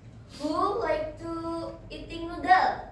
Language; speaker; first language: English; non-native, learner; Indonesian